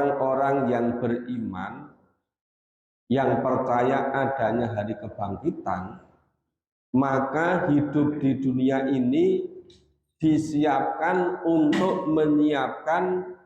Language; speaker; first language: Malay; non-native, local second language; Javanese